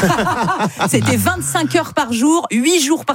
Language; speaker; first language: French; native; French